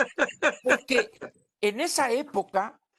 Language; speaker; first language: Spanish; native; Spanish